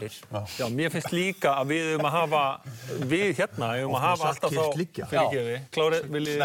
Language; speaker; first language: Icelandic; native; Icelandic